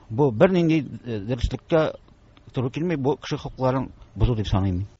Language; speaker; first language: Tatar; native; Tatar